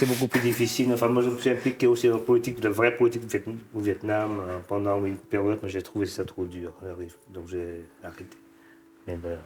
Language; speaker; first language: French; non-native, fluent; Vietnamese